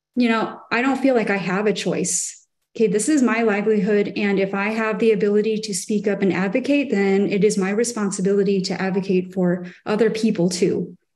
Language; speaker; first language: English; native; English